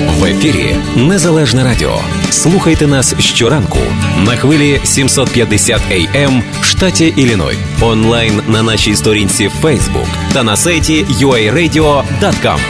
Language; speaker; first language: Ukrainian; native; Ukrainian